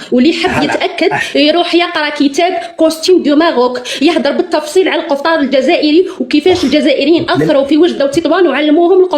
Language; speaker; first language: Arabic; native; Arabic